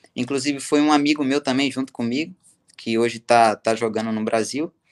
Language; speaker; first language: Portuguese; native; Portuguese